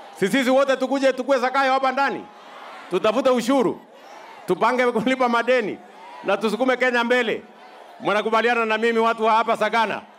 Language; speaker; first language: Swahili; non-native, local second language; Kalenjin